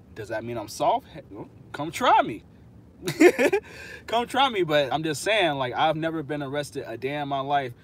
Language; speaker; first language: English; native; English